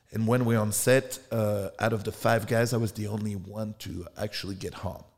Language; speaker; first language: English; non-native, fluent; French